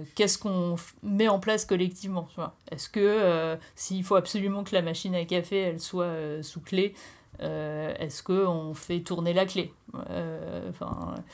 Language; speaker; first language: French; native; French